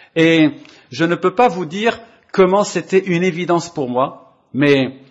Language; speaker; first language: French; non-native, local second language; Arabic